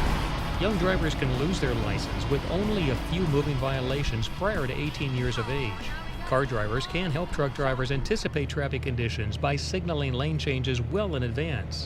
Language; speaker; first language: English; native; English